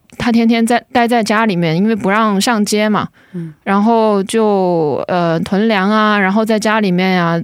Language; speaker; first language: Chinese; native; Chinese